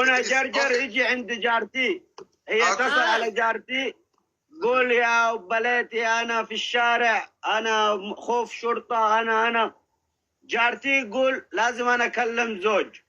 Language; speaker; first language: Arabic; non-native, learner; Oromo